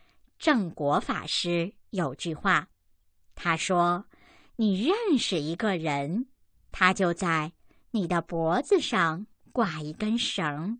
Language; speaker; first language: Chinese; native; Chinese